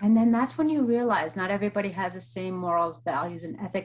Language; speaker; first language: English; native; English